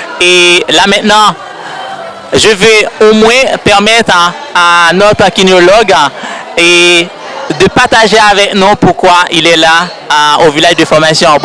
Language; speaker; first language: French; native; French